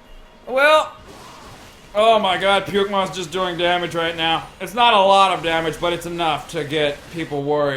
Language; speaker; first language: English; native; English